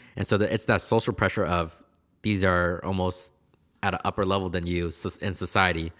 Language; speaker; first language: English; native; English